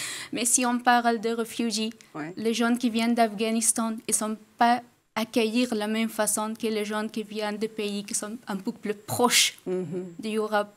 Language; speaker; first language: French; non-native, fluent; Persian